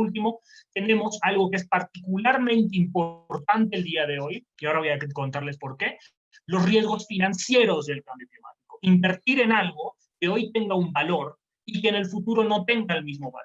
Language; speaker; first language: Spanish; native; Spanish